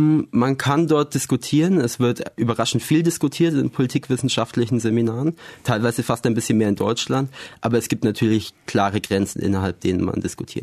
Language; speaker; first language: German; native; German